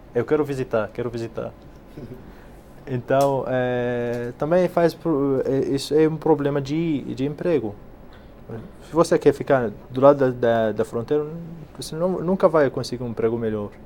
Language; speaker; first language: Portuguese; non-native, fluent; Arabic